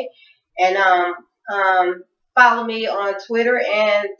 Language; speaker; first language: English; native; English